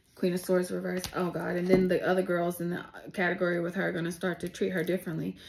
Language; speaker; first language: English; native; English